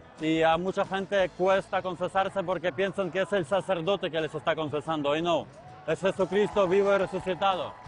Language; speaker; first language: Spanish; non-native, fluent; Ukrainian